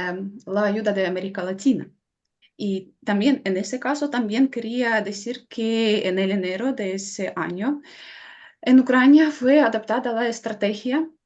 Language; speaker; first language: Spanish; non-native, fluent; Ukrainian